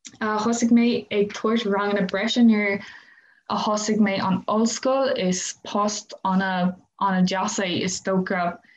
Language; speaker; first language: Irish; non-native, local second language; English